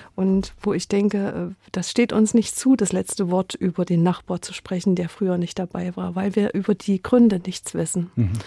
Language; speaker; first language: German; native; German